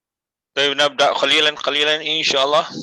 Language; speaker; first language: Arabic; non-native, fluent; Malay